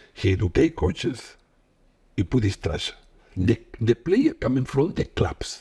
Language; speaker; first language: English; non-native, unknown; Spanish